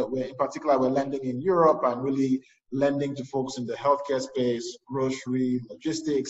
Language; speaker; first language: English; non-native, local second language; Yoruba